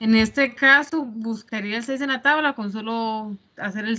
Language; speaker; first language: Spanish; native; Spanish